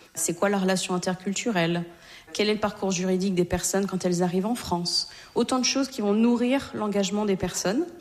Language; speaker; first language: French; native; French